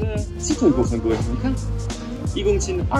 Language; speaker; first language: Chinese; non-native, fluent; German